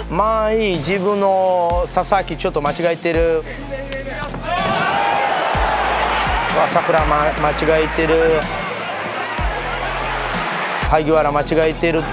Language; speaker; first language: Japanese; non-native, learner; Portuguese